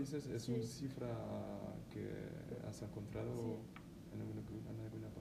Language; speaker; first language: Spanish; non-native, learner; French